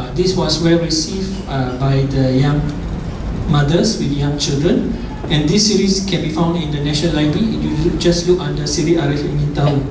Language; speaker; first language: English; non-native, local second language; Malay